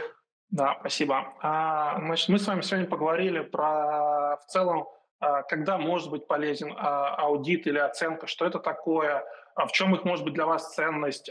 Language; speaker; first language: Russian; native; Russian